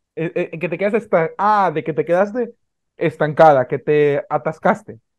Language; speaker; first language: Spanish; native; Spanish